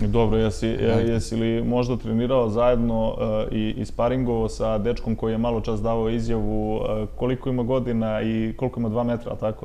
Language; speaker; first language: Serbian; native; Serbian